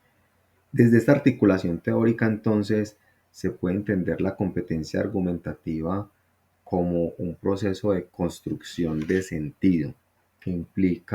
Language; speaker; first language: Spanish; native; Spanish